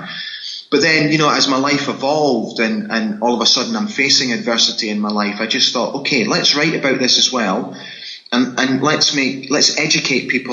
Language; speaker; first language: English; native; English